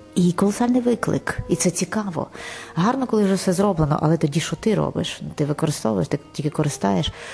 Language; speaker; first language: Ukrainian; non-native, local second language; Russian